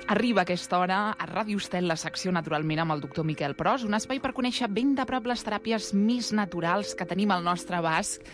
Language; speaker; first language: Catalan; native; Catalan